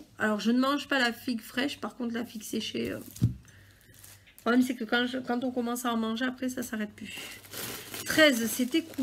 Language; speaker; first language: French; native; French